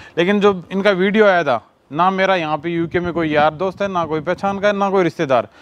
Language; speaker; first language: Hindi; non-native, local second language; Punjabi